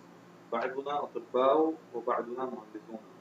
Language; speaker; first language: Arabic; non-native, learner; Urdu